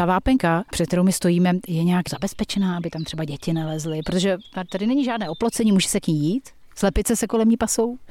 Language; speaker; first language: Czech; native; Czech